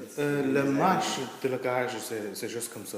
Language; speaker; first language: French; non-native, learner; Chinese